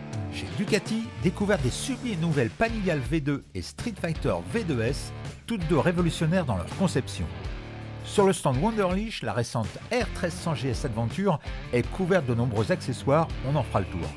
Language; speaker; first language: French; native; French